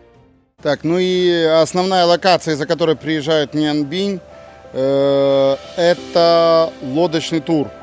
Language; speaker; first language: Russian; native; Russian